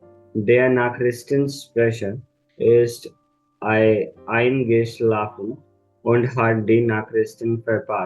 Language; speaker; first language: German; non-native, learner; Hindi